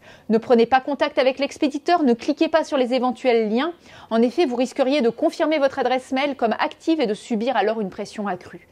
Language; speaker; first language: French; native; French